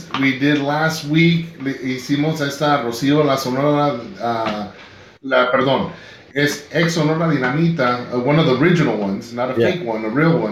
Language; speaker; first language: English; native; English